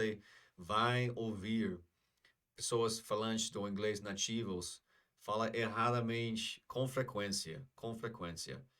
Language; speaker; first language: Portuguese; non-native, fluent; English